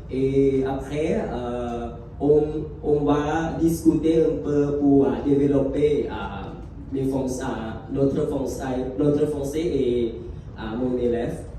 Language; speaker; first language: French; non-native, fluent; Thai